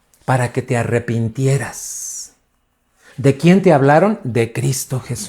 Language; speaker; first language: Spanish; native; Spanish